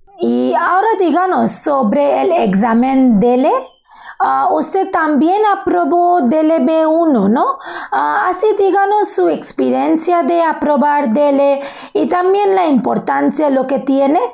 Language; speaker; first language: Spanish; non-native, learner; Bangla